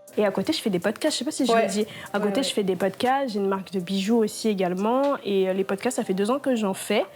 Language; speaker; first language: French; non-native, local second language; Lingala